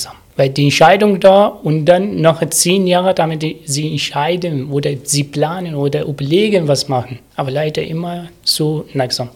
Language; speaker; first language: German; non-native, learner; Arabic